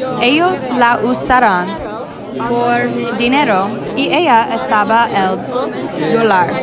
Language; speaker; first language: Spanish; non-native, learner; English